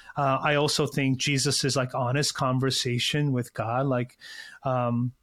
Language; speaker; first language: English; early bilingual, other home language; Korean